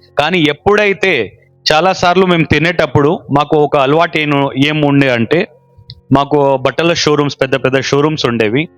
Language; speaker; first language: Telugu; non-native, local second language; Urdu